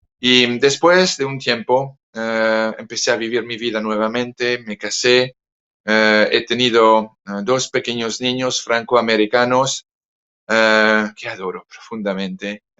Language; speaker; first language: Spanish; non-native, fluent; French